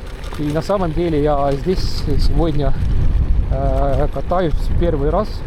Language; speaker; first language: Russian; non-native, local second language; Estonian